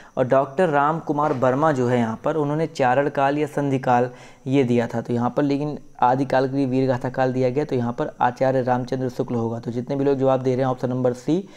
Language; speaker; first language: Hindi; native; Hindi